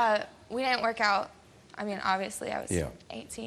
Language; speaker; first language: English; native; English